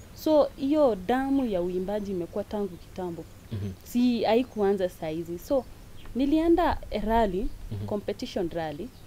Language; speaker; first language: Swahili; non-native, local second language; Kalenjin